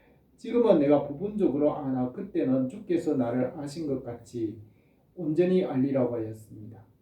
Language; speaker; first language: Korean; native; Korean